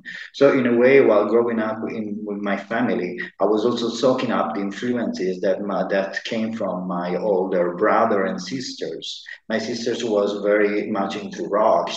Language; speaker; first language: English; non-native, fluent; Italian